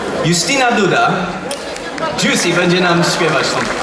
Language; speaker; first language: Polish; early bilingual, heritage; English